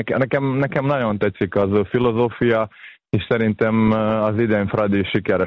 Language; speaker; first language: Hungarian; non-native, fluent; Serbian